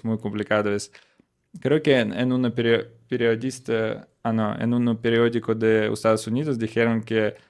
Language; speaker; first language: Spanish; non-native, learner; Russian